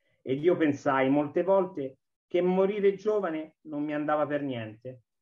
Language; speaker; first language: Italian; native; Italian